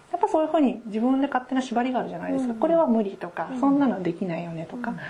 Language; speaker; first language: Japanese; native; Japanese